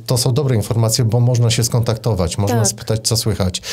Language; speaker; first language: Polish; native; Polish